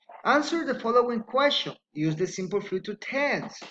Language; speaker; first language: English; non-native, fluent; Spanish